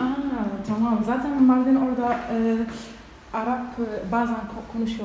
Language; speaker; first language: Turkish; non-native, learner; Arabic